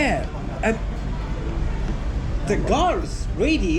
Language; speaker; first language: English; non-native, learner; Japanese